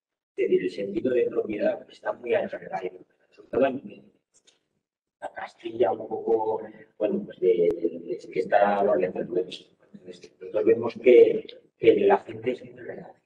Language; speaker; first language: Spanish; native; Spanish